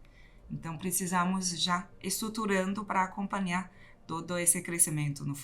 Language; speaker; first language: Portuguese; non-native, fluent; Chinese